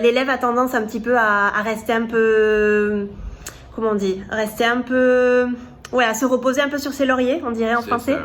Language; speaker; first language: French; native; French